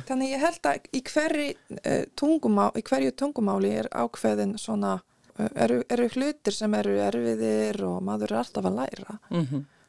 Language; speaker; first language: Icelandic; non-native, fluent; Polish